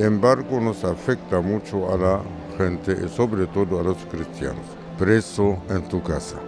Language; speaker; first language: Spanish; non-native, learner; Arabic